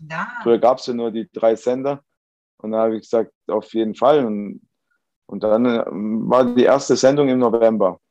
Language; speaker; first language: German; early bilingual, other home language; Italian